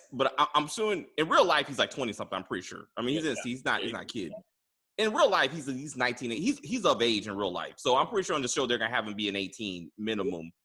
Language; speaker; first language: English; native; English